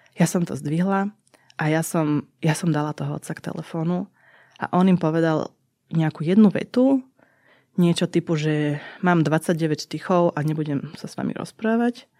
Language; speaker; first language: Slovak; native; Slovak